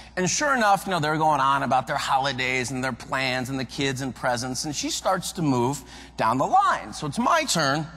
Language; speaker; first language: English; native; English